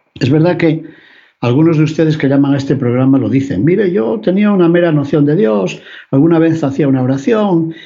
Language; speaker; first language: Spanish; native; Spanish